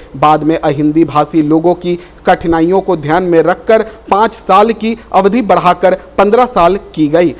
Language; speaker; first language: Hindi; native; Hindi